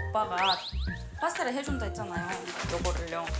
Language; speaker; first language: Korean; non-native, fluent; Russian